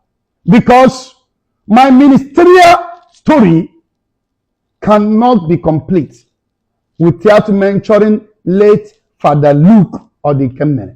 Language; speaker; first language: English; non-native, local second language; Igbo